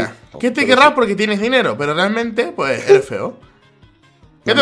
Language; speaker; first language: Spanish; native; Spanish